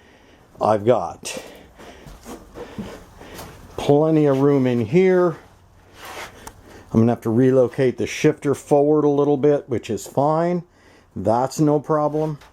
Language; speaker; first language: English; native; English